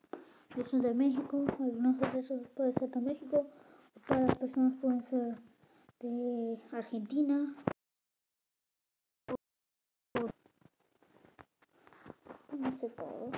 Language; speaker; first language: Spanish; early bilingual, other home language; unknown